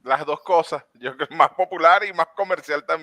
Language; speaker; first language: Spanish; native; Spanish